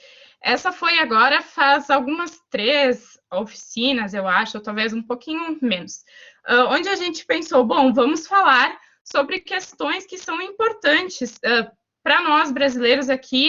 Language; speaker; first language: Portuguese; native; Portuguese